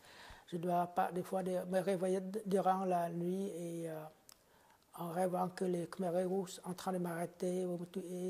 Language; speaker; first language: French; non-native, fluent; Khmer